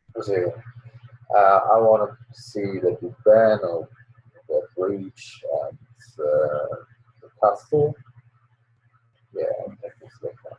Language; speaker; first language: English; non-native, learner; Polish